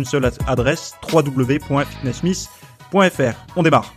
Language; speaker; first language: French; native; French